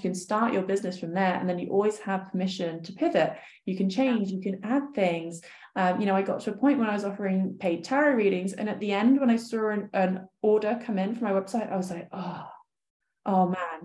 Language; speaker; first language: English; native; English